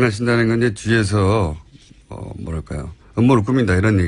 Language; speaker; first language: Korean; native; Korean